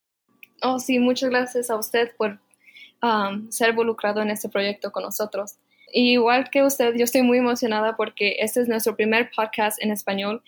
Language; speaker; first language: Spanish; early bilingual, heritage; Spanish